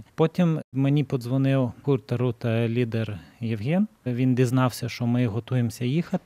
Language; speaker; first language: Ukrainian; non-native, fluent; Lithuanian